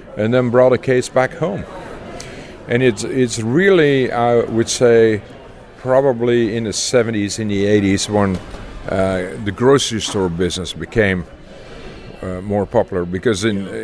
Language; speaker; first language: English; non-native, fluent; Dutch